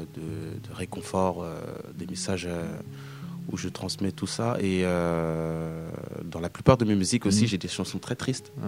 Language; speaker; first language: French; native; French